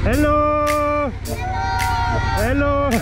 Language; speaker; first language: English; non-native, learner; French